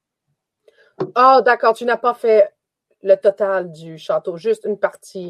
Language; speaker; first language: French; native; French